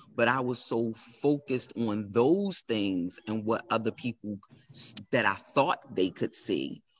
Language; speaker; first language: English; native; English